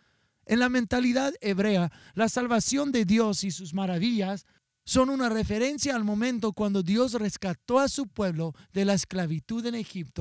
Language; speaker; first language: Spanish; non-native, fluent; English